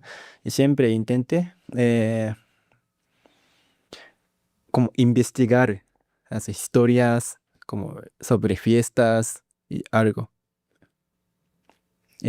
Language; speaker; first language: Spanish; non-native, learner; Japanese